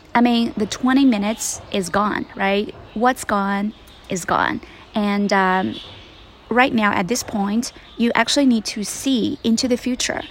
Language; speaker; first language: English; non-native, fluent; Chinese